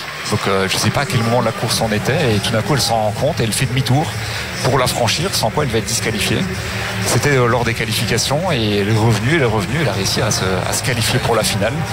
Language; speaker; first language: French; native; French